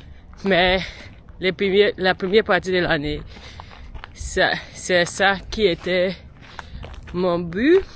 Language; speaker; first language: French; non-native, learner; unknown